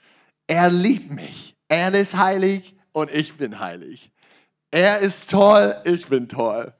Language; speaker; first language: German; non-native, learner; English